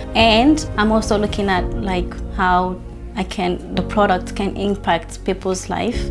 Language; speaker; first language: English; non-native, fluent; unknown